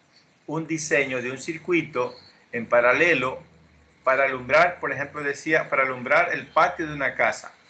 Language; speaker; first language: Spanish; native; Spanish